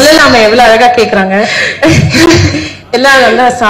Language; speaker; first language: Tamil; native; Tamil